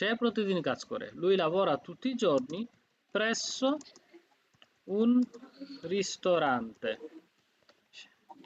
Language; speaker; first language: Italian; non-native, fluent; Bangla